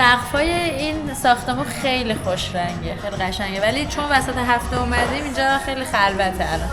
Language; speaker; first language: Persian; native; Persian